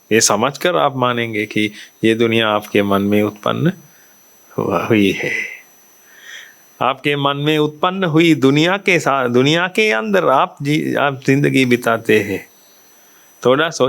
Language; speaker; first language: Hindi; non-native, fluent; Sinhala